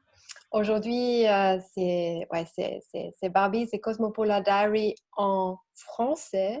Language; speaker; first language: French; non-native, learner; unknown